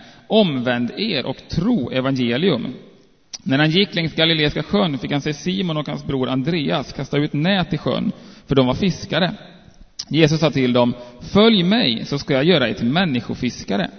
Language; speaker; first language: Swedish; native; Swedish